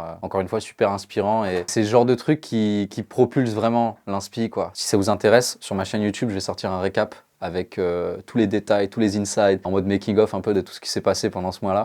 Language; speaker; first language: French; native; French